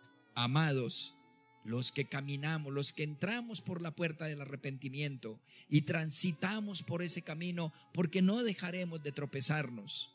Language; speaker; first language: Spanish; native; Spanish